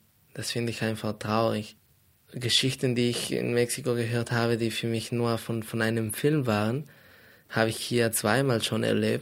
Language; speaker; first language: German; non-native, fluent; Spanish